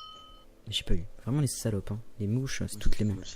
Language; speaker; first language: French; native; French